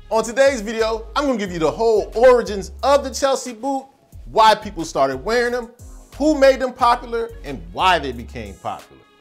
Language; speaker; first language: English; native; English